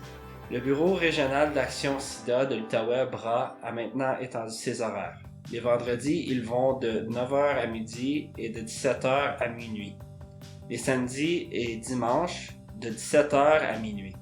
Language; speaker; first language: French; native; French